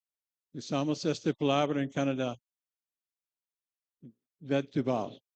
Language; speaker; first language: Spanish; non-native, fluent; English